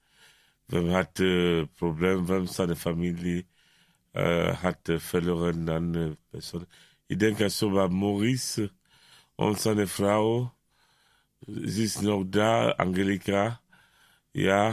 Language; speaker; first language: German; non-native, learner; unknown